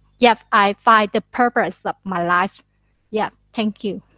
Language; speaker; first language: English; non-native, learner; Vietnamese